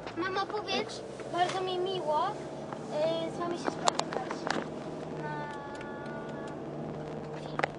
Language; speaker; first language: Polish; early bilingual, other home language; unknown